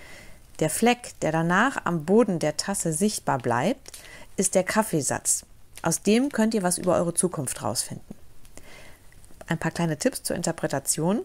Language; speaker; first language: German; native; German